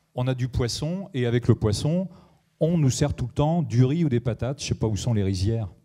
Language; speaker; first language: French; native; French